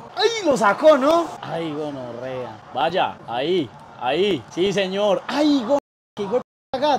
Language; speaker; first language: Spanish; native; Spanish